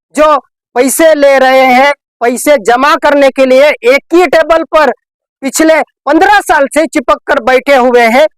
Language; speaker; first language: Hindi; non-native, local second language; Marathi